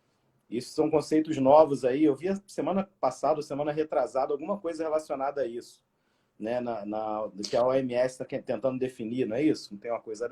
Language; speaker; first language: Portuguese; native; Portuguese